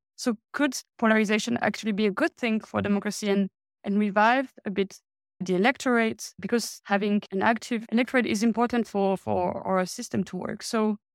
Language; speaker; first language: English; non-native, fluent; French